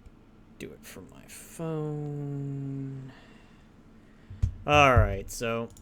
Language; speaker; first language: English; native; English